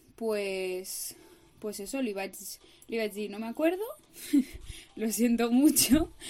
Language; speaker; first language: Spanish; non-native, local second language; Catalan